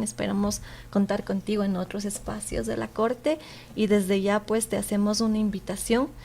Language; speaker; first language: Spanish; native; Spanish